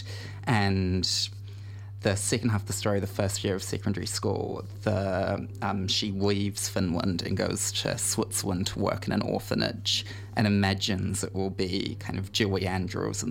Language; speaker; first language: English; native; English